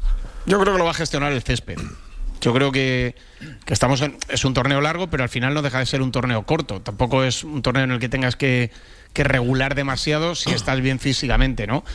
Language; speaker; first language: Spanish; native; Spanish